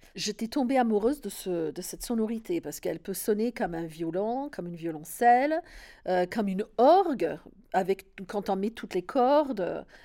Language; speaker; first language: French; non-native, fluent; English